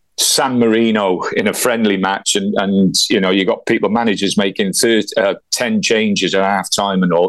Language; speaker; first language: English; native; English